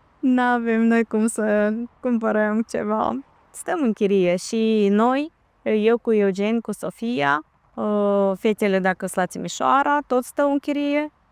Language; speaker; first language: Romanian; native; Romanian